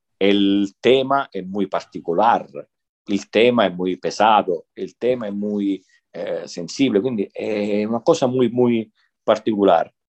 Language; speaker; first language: Spanish; non-native, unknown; Italian